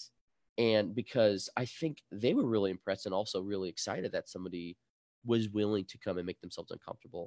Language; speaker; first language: English; early bilingual, other home language; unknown